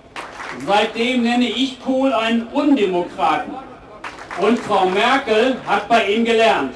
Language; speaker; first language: German; native; German